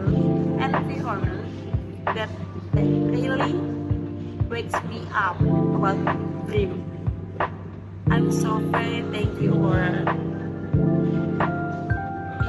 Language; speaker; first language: English; non-native, learner; Indonesian